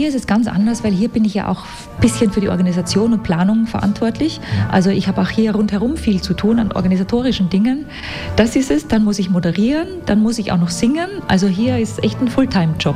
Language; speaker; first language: German; native; German